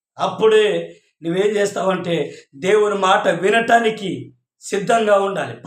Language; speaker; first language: Telugu; non-native, local second language; Koya